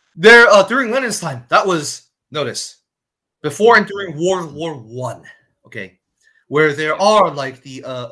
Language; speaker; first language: English; non-native, fluent; Chinese